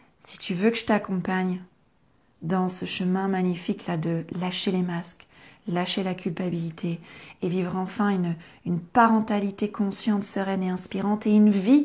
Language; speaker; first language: French; native; French